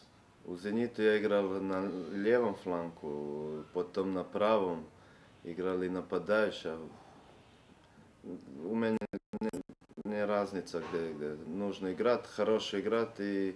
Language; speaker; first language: Russian; non-native, learner; Serbian